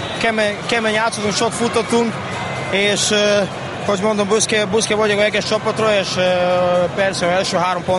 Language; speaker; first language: Hungarian; non-native, learner; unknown